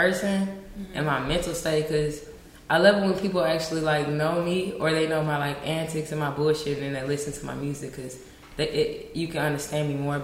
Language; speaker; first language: English; native; English